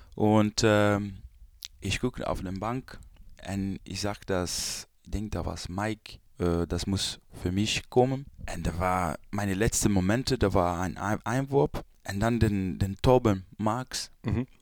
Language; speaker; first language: German; non-native, learner; Portuguese